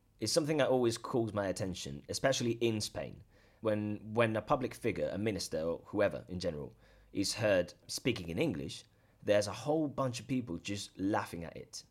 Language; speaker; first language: English; non-native, fluent; Spanish